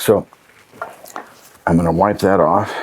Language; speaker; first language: English; native; English